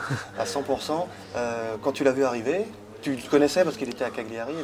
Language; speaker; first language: French; native; French